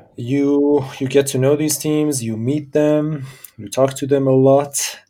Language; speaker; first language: English; non-native, fluent; Persian